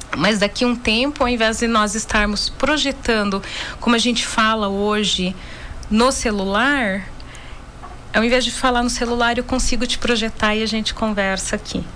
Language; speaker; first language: Portuguese; native; Portuguese